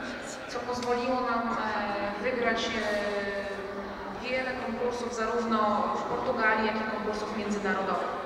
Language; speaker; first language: Polish; native; Polish